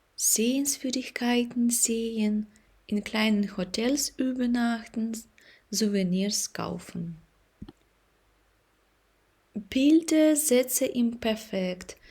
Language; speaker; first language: German; non-native, fluent; Ukrainian